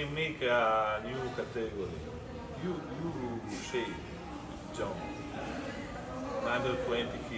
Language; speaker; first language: English; non-native, learner; Italian